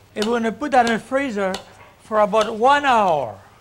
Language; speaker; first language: English; non-native, fluent; French